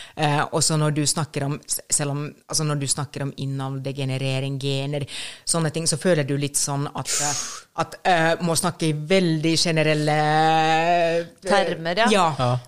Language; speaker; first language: Norwegian; non-native, fluent; Finnish